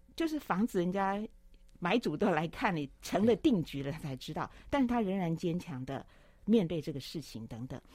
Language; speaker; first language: Chinese; native; Chinese